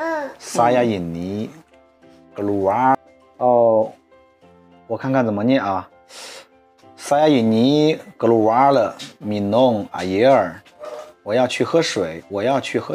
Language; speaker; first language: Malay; non-native, learner; Chinese